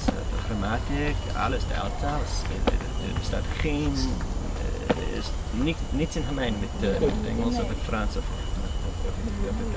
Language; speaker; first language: Dutch; non-native, learner; English